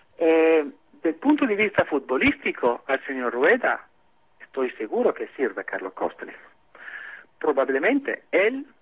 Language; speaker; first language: Spanish; non-native, fluent; Italian